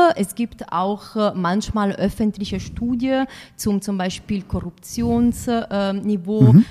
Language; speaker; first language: German; non-native, fluent; Italian